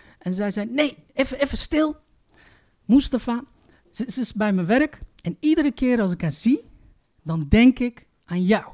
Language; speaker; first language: Dutch; early bilingual, other home language; Turkish